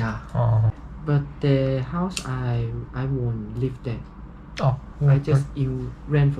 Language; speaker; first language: English; non-native, learner; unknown